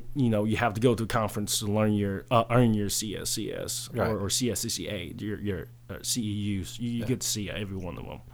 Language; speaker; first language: English; early bilingual, other home language; Chinese